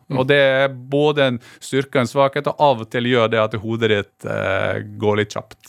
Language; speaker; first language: Norwegian; native; Norwegian